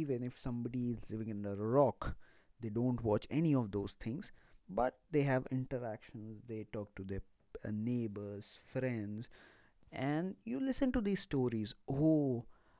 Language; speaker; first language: English; non-native, local second language; Hindi